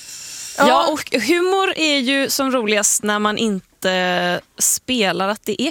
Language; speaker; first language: Swedish; native; Swedish